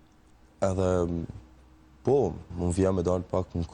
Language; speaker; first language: Albanian; early bilingual, heritage; Albanian